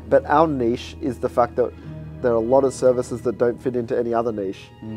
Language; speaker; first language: English; native; English